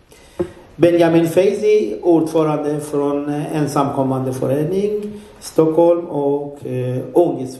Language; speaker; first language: Swedish; non-native, fluent; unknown